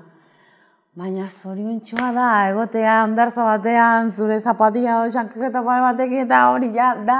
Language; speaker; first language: Basque; non-native, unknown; Spanish